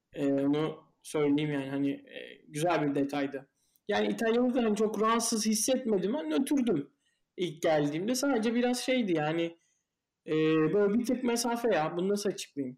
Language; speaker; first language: Turkish; native; Turkish